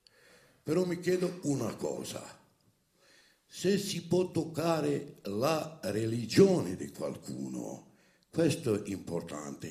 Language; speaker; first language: Italian; non-native, fluent; Romany